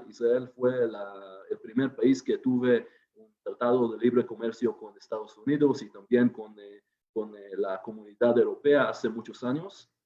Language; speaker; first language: Spanish; non-native, fluent; Hebrew